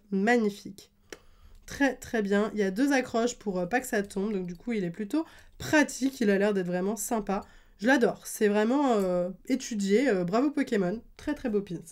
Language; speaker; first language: French; native; French